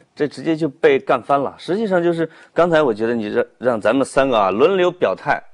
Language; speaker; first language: Chinese; native; Chinese